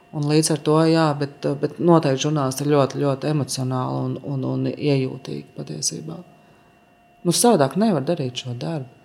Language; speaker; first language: Latvian; native; Latvian